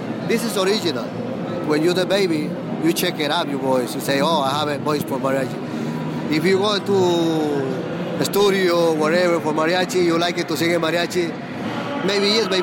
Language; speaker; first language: English; non-native, learner; Spanish